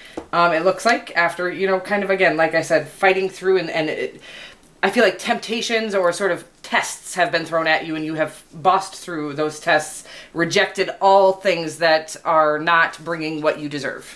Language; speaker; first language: English; native; English